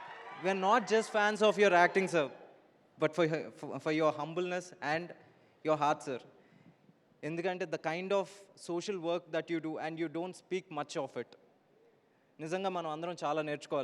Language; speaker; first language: Telugu; native; Telugu